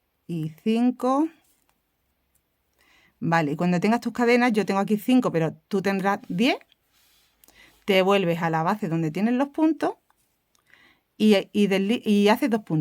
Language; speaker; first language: Spanish; native; Spanish